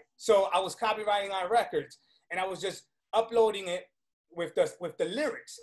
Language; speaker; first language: English; early bilingual, other home language; Spanish